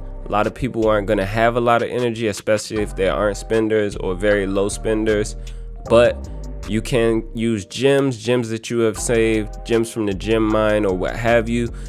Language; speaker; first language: English; native; English